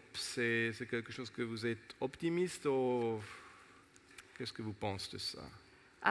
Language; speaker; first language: French; non-native, local second language; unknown